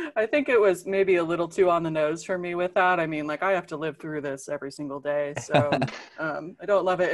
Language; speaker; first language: English; native; English